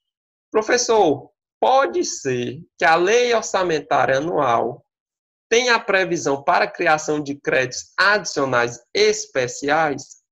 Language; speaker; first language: Portuguese; native; Portuguese